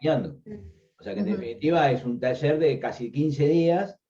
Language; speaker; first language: Spanish; native; Spanish